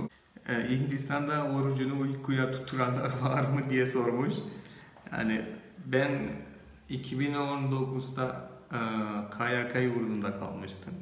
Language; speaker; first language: Turkish; non-native, fluent; Malayalam